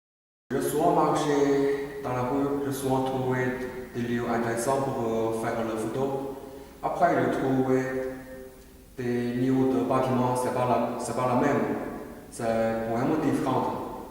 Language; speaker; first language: French; non-native, learner; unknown